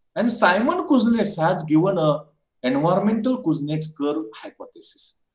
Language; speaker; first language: English; non-native, local second language; Marathi